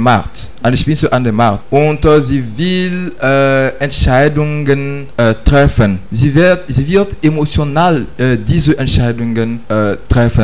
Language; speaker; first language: German; non-native, learner; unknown